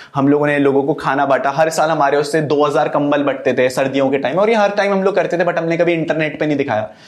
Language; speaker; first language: Hindi; native; Hindi